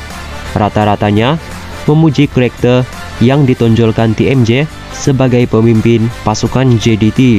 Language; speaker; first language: Malay; native; Malay